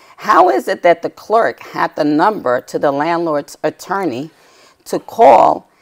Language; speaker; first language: English; native; English